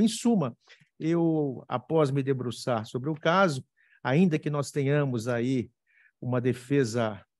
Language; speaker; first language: Portuguese; native; Portuguese